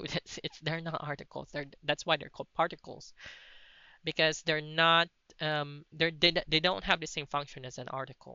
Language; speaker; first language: English; non-native, local second language; Cebuano